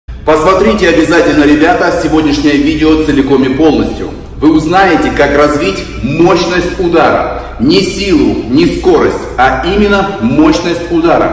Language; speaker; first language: Russian; native; Russian